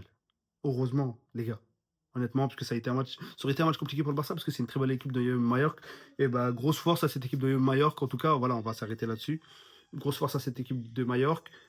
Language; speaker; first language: French; native; French